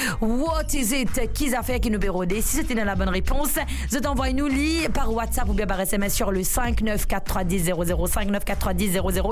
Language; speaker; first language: French; non-native, local second language; Morisyen